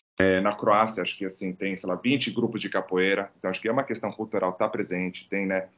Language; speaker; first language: Portuguese; non-native, fluent; Croatian